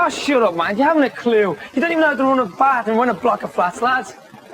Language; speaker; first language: English; native; English